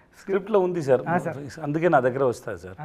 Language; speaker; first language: Telugu; non-native, learner; Tamil